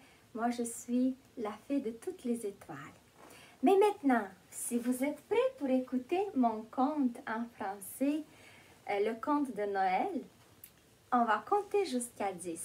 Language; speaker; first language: French; non-native, fluent; Romanian